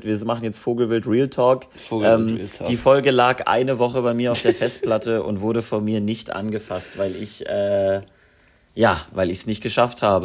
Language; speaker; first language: German; native; German